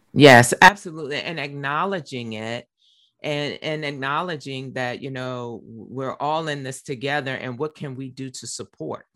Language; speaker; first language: English; native; English